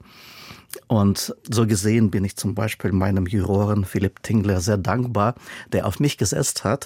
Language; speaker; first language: German; non-native, fluent; Russian